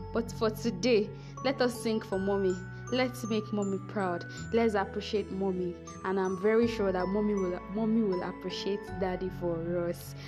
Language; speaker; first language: English; non-native, local second language; Yoruba